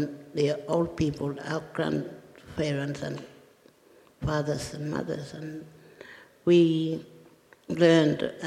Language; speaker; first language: English; native; English